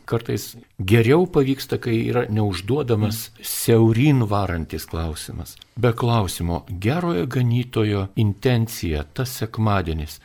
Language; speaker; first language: Lithuanian; native; Lithuanian